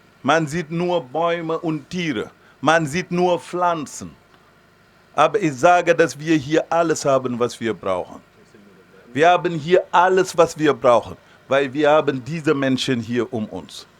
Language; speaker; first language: German; non-native, fluent; Wolof